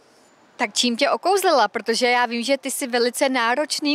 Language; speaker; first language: Czech; native; Czech